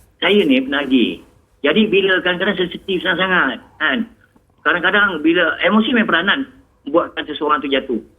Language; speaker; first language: Malay; native; Malay